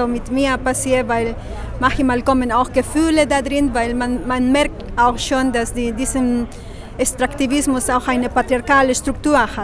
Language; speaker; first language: German; non-native, fluent; Spanish